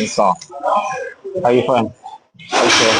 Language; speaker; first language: English; non-native, learner; Lingala